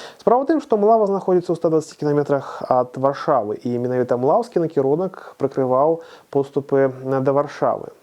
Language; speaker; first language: Belarusian; native; Belarusian